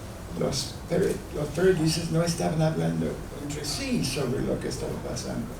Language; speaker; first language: Spanish; non-native, fluent; English